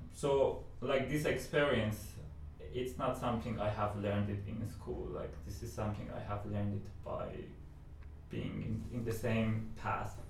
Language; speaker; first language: English; non-native, fluent; Persian